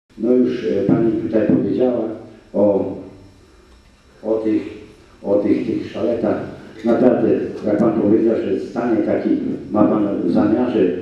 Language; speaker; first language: Polish; native; Polish